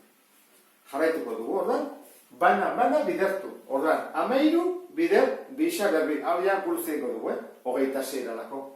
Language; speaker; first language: Basque; native; Basque